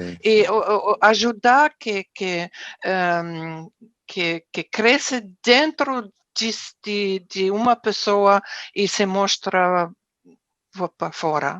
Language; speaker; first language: Portuguese; non-native, fluent; German